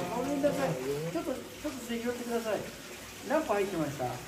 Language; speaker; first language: Japanese; native; Japanese